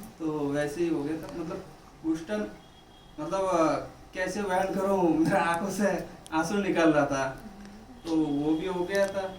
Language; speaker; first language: Hindi; non-native, local second language; Bangla